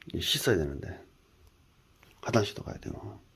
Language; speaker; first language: Korean; native; Korean